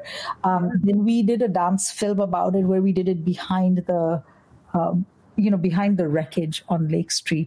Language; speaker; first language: English; non-native, local second language; Bangla